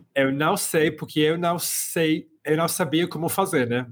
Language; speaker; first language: Portuguese; non-native, fluent; English